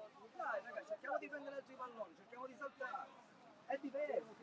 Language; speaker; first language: Italian; native; Italian